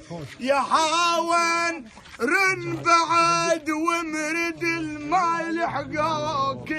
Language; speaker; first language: Arabic; native; Arabic